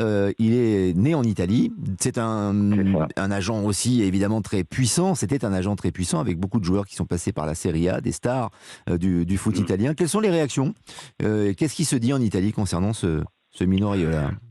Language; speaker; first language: French; native; French